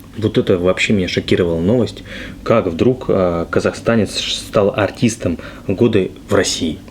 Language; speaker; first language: Russian; native; Russian